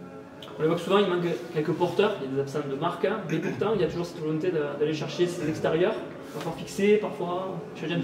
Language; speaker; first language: French; native; French